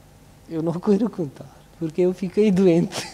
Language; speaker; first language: Portuguese; non-native, learner; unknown